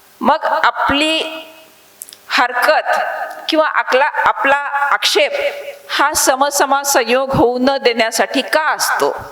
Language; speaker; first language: Marathi; native; Marathi